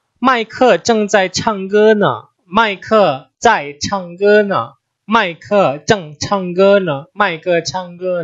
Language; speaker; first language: Chinese; non-native, fluent; Indonesian